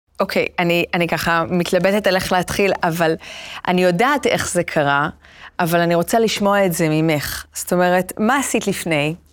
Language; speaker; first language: Hebrew; native; Hebrew